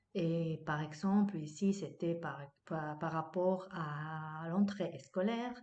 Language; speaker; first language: French; non-native, fluent; Spanish